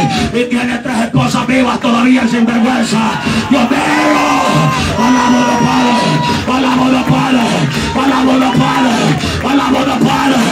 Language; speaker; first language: Spanish; native; Spanish